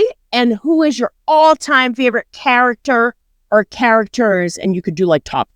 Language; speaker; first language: English; native; English